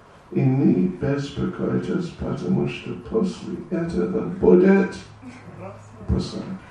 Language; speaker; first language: Russian; non-native, learner; English